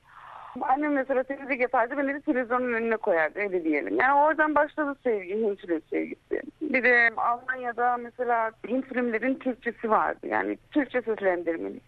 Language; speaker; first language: Turkish; early bilingual, heritage; Turkish